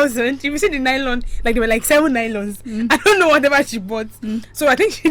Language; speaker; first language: English; non-native, local second language; Yoruba